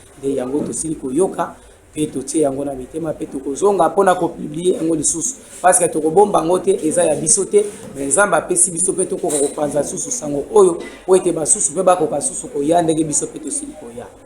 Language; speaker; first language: Lingala; non-native, local second language; Kongo